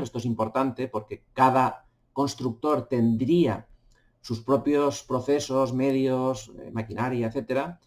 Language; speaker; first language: Spanish; native; Spanish